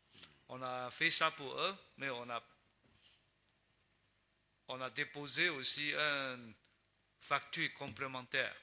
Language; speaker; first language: French; non-native, learner; Chinese